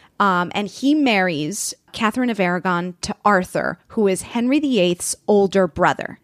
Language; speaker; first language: English; non-native, fluent; Spanish